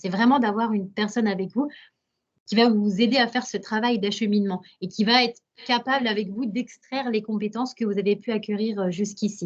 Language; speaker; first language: French; native; French